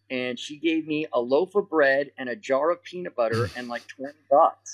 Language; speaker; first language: English; native; English